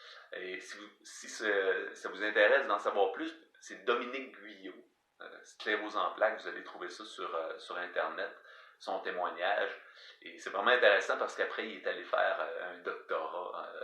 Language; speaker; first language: French; native; French